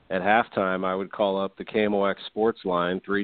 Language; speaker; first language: English; native; English